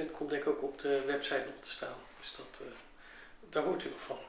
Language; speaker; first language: Dutch; native; Dutch